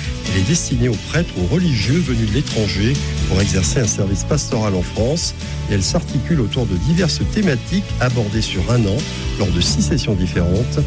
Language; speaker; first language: French; native; French